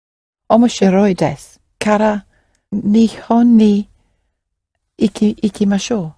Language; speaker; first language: Japanese; non-native, learner; English